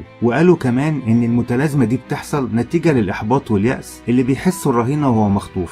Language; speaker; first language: Arabic; native; Arabic